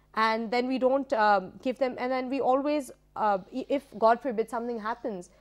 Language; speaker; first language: English; non-native, local second language; Urdu